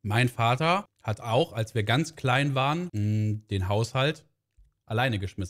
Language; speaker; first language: German; native; German